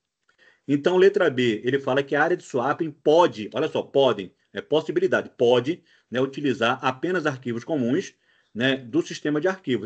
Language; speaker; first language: Portuguese; native; Portuguese